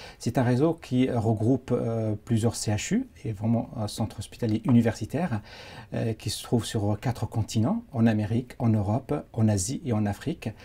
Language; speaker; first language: French; non-native, local second language; Arabic